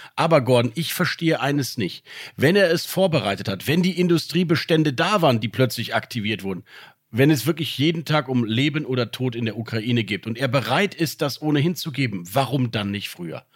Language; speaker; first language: German; native; German